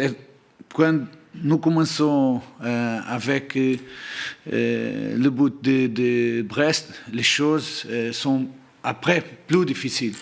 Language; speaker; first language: French; non-native, learner; Portuguese